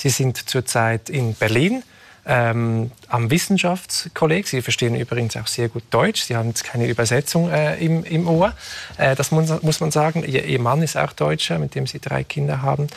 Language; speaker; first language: German; native; German